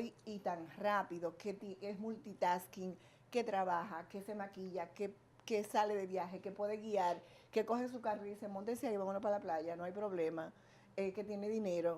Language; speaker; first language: Spanish; native; Spanish